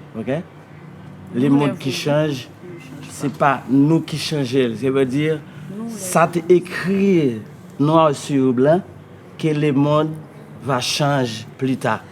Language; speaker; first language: French; non-native, learner; Haitian Creole